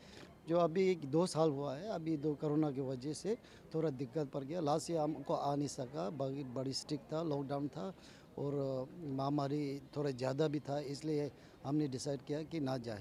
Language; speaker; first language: Hindi; non-native, local second language; Tibetan